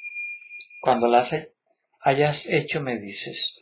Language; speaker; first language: Spanish; native; Spanish